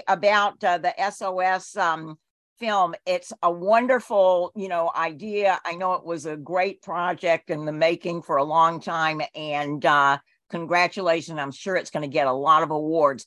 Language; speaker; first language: English; native; English